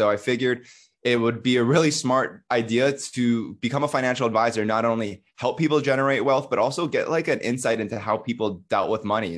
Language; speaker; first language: English; native; English